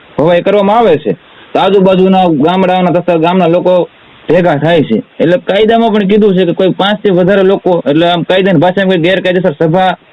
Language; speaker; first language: Gujarati; native; Gujarati